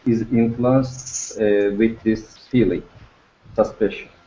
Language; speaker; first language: English; non-native, learner; Turkish